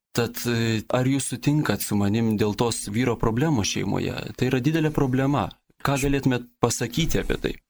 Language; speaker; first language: Lithuanian; native; Lithuanian